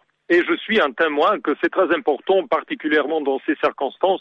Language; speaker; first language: French; non-native, learner; Serbian